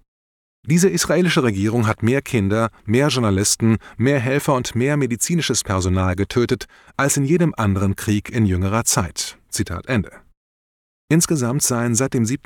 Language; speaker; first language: German; native; German